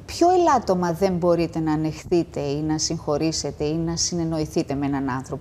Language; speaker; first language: Greek; native; Greek